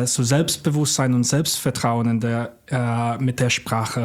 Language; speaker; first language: German; non-native, fluent; English